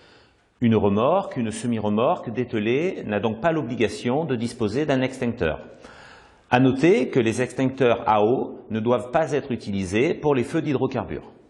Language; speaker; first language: French; native; French